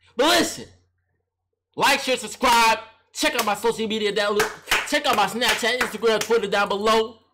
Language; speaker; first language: English; native; English